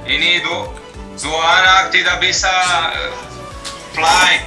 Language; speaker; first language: Indonesian; non-native, learner; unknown